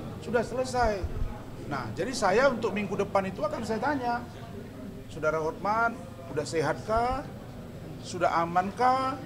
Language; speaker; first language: Indonesian; native; Indonesian